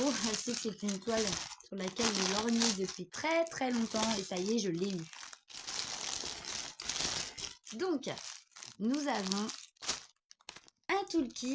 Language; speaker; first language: French; native; French